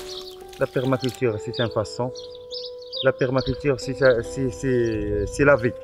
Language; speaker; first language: French; non-native, learner; Arabic